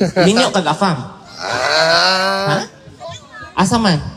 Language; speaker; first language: English; non-native, local second language; Cebuano